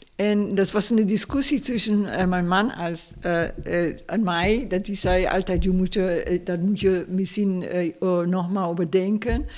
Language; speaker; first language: Dutch; non-native, fluent; Spanish